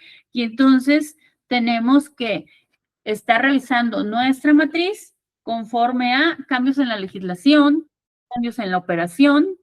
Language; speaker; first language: Spanish; native; Spanish